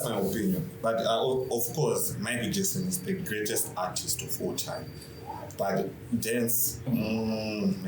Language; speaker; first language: English; non-native, local second language; Shona